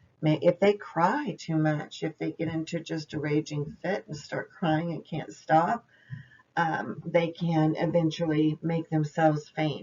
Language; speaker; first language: English; native; English